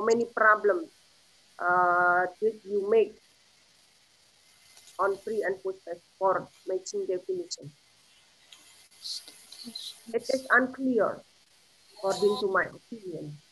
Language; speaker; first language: English; non-native, fluent; Indonesian